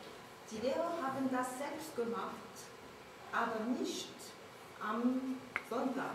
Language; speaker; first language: German; non-native, learner; French